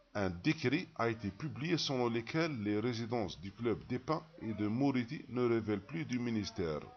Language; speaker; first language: French; non-native, local second language; Arabic